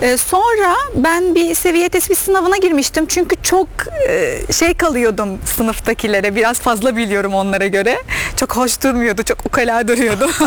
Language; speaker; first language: Turkish; non-native, fluent; Arabic